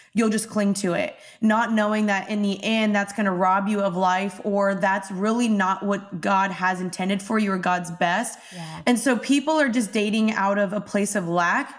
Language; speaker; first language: English; native; English